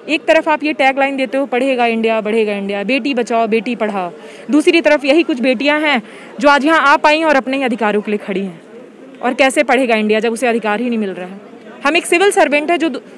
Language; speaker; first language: Hindi; native; Hindi